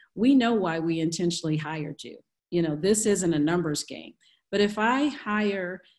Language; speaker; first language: English; native; English